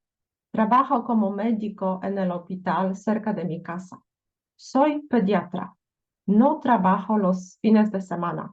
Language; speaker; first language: Spanish; non-native, fluent; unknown